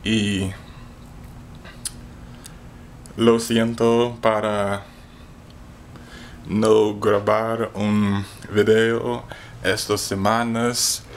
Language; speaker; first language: Spanish; non-native, learner; English